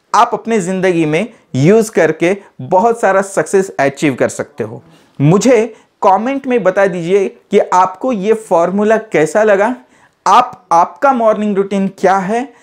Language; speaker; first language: Hindi; non-native, local second language; Marathi